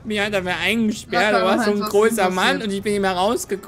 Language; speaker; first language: German; native; German